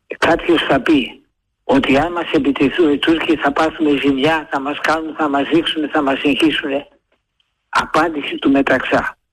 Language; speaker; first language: Greek; native; Greek